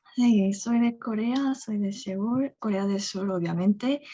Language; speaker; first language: Spanish; non-native, fluent; Korean